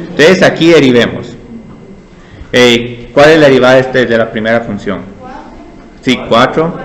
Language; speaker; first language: Spanish; native; Spanish